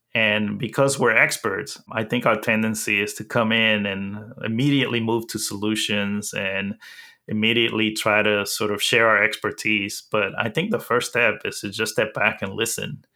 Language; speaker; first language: English; early bilingual, other home language; Spanish